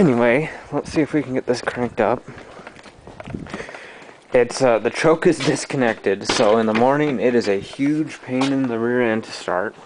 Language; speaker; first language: English; native; English